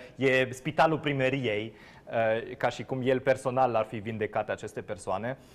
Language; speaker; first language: Romanian; non-native, fluent; German